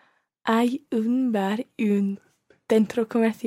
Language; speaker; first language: Spanish; non-native, learner; English